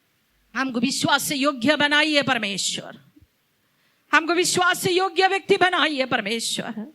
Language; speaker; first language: Hindi; non-native, local second language; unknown